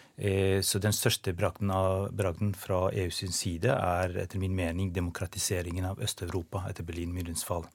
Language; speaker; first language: Norwegian; non-native, fluent; Albanian